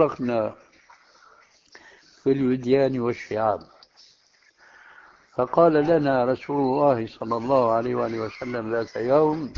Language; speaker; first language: Arabic; early bilingual, other home language; Albanian